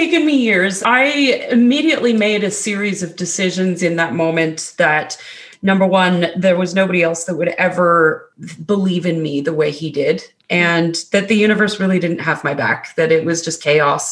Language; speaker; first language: English; native; English